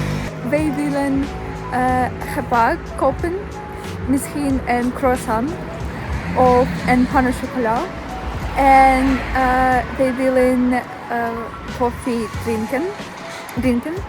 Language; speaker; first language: Dutch; non-native, learner; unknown